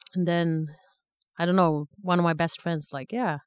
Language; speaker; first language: English; non-native, fluent; Swedish